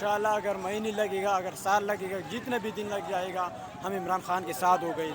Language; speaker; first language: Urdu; non-native, local second language; Pashto